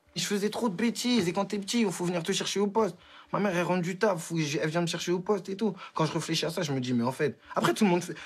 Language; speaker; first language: French; native; French